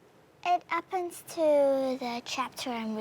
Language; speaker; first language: English; non-native, fluent; Vietnamese